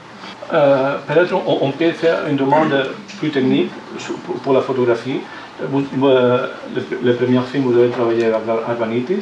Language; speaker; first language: French; non-native, fluent; Spanish